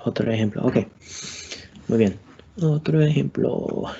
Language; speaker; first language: Spanish; non-native, learner; English